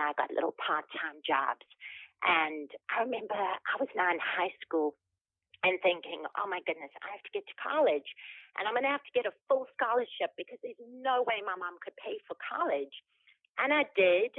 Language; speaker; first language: English; native; English